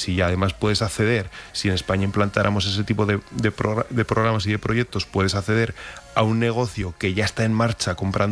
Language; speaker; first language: Spanish; native; Spanish